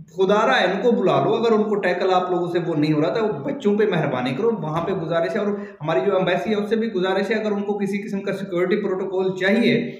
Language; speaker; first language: Urdu; non-native, local second language; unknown